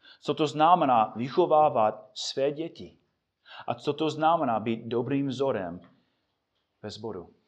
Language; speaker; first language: Czech; non-native, fluent; English